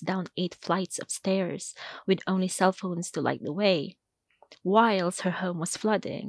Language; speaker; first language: English; non-native, local second language; Filipino